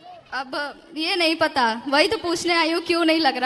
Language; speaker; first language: Hindi; native; Hindi